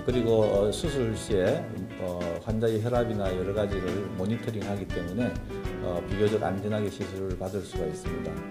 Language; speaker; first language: Korean; native; Korean